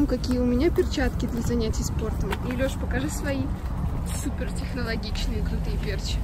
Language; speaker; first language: Russian; native; Russian